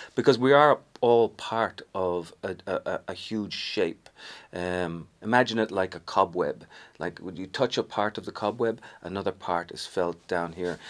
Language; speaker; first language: English; native; English